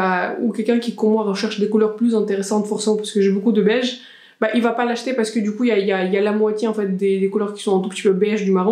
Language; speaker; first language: French; native; French